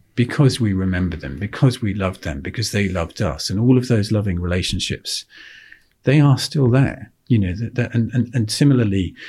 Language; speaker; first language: English; native; English